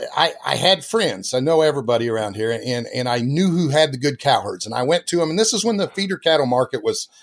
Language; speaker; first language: English; native; English